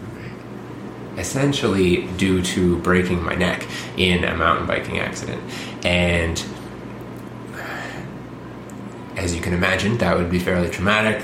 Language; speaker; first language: English; native; English